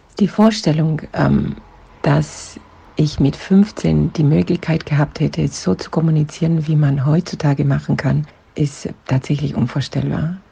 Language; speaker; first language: German; non-native, fluent; Romanian